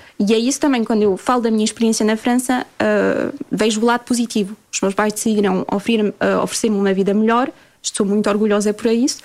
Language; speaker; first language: Portuguese; early bilingual, heritage; Portuguese